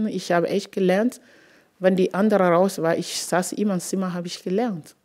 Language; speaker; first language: German; non-native, fluent; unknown